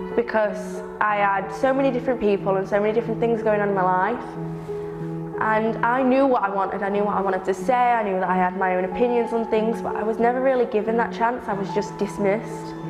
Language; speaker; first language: English; native; English